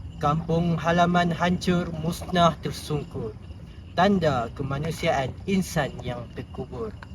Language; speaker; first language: Malay; native; Malay